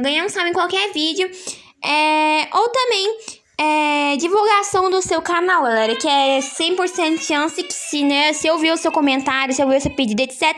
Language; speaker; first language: Portuguese; native; Portuguese